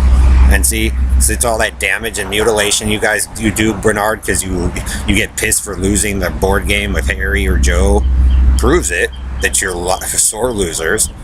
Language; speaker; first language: English; native; English